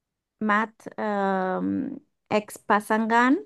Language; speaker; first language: Indonesian; non-native, learner; English